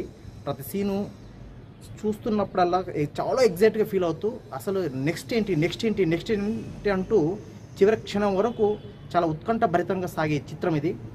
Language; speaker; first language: Telugu; native; Telugu